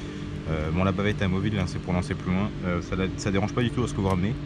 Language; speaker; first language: French; native; French